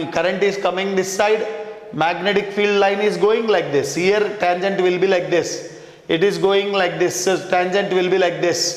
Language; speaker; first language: English; non-native, local second language; Kannada